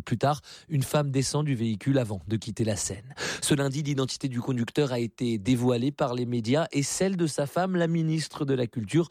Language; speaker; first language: French; native; French